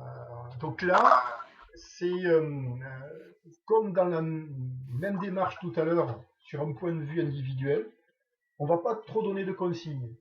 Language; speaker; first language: French; native; French